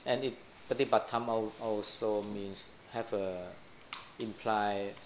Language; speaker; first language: English; non-native, fluent; Thai